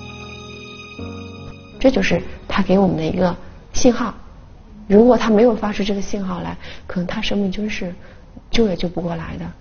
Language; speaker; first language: Chinese; native; Chinese